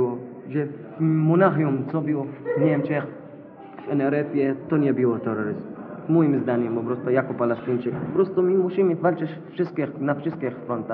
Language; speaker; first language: Polish; non-native, learner; Arabic